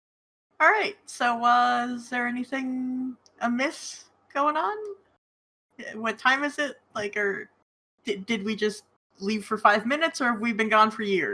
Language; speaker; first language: English; native; English